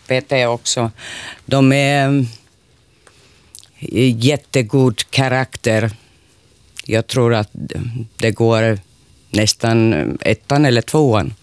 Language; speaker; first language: Swedish; non-native, local second language; Finnish